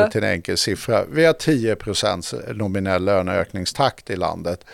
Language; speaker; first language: Swedish; native; Swedish